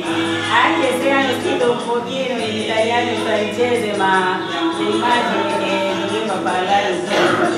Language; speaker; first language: Italian; non-native, fluent; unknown